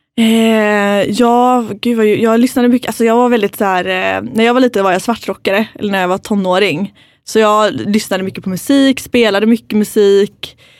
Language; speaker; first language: Swedish; native; Swedish